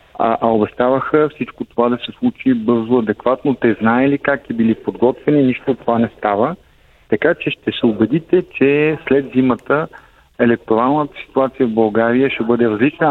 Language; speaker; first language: Bulgarian; native; Bulgarian